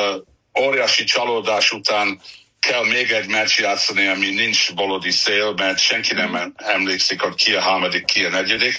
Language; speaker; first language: Hungarian; non-native, fluent; English